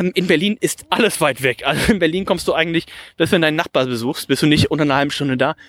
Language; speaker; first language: German; native; German